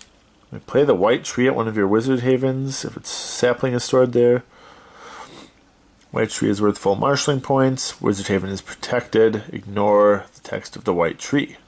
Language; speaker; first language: English; native; English